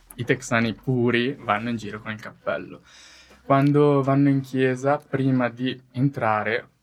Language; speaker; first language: Italian; native; Italian